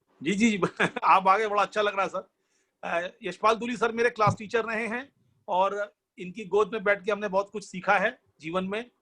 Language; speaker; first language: Hindi; non-native, local second language; Bangla